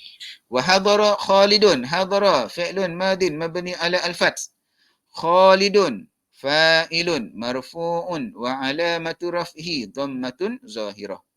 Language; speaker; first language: Arabic; non-native, fluent; Malay